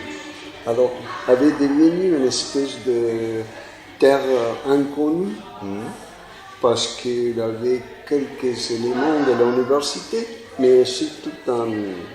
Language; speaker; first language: French; non-native, fluent; Spanish